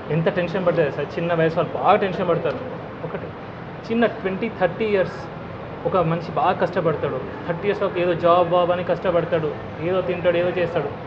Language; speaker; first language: Telugu; non-native, local second language; Hindi